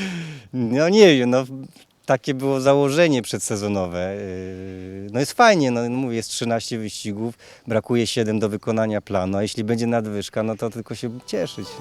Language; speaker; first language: Polish; native; Polish